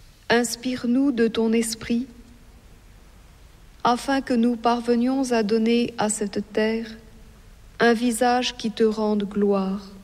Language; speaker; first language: French; native; French